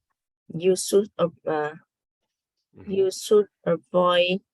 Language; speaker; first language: English; non-native, learner; Vietnamese